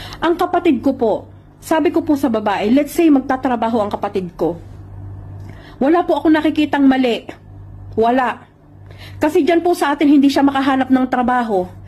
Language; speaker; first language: Filipino; native; Filipino